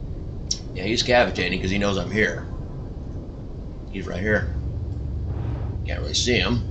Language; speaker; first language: English; native; English